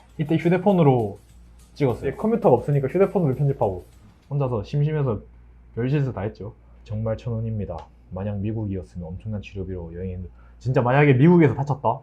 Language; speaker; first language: Korean; native; Korean